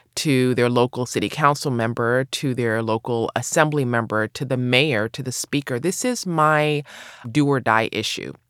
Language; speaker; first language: English; native; English